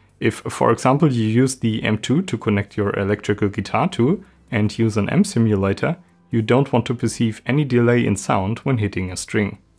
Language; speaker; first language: English; non-native, fluent; German